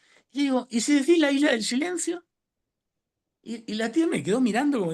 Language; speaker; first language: Spanish; native; Spanish